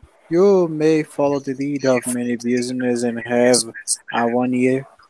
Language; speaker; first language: English; non-native, learner; Portuguese